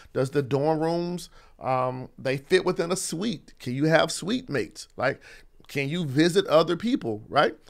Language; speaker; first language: English; native; English